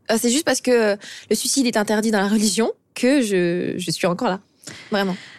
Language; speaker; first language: French; early bilingual, other home language; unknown